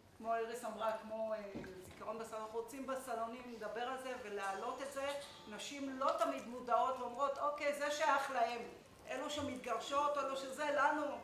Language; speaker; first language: Hebrew; native; Hebrew